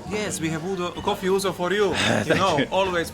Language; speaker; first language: English; non-native, learner; Greek